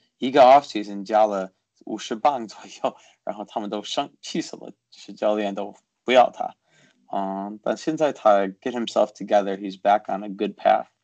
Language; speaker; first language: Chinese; early bilingual, heritage; Chinese